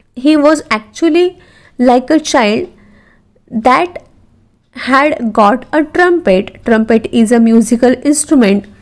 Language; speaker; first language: English; non-native, local second language; Marathi